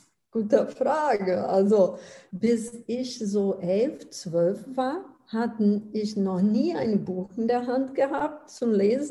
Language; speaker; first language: German; non-native, fluent; Portuguese